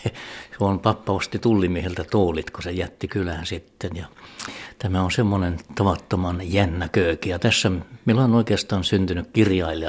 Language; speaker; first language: Finnish; early bilingual, heritage; Finnish